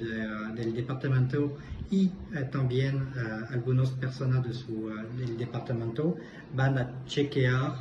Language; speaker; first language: Spanish; non-native, fluent; French